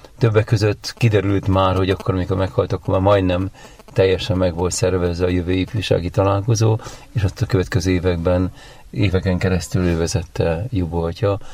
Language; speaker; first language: Hungarian; native; Hungarian